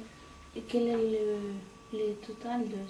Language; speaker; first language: French; non-native, learner; Spanish